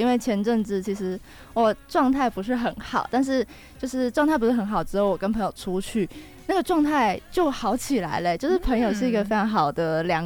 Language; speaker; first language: Chinese; native; Chinese